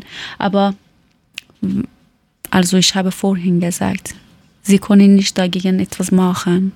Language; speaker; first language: German; non-native, learner; Persian